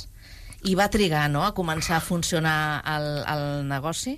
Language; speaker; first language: Catalan; native; Catalan